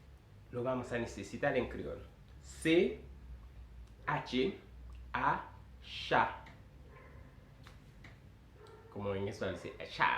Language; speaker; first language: Spanish; non-native, fluent; Haitian Creole